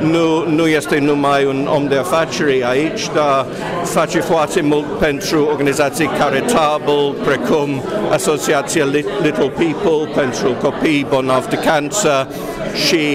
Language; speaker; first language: Romanian; non-native, fluent; English